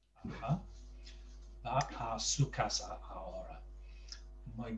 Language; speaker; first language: Spanish; non-native, fluent; English